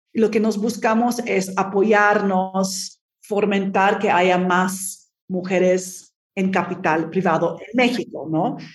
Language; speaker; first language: Spanish; non-native, fluent; English